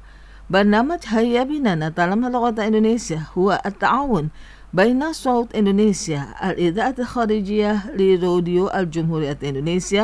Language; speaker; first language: Arabic; non-native, fluent; Indonesian